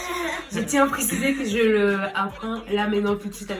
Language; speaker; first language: French; native; French